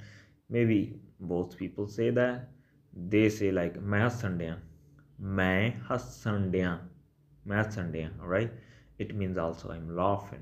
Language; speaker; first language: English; non-native, local second language; Punjabi